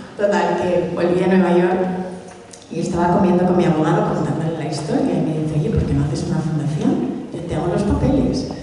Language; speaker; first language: Spanish; early bilingual, other home language; Catalan